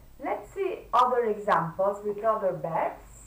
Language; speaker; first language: English; non-native, fluent; Catalan